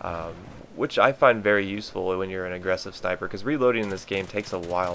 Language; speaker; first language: English; native; English